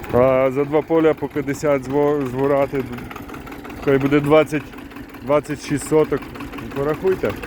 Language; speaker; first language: Ukrainian; native; Ukrainian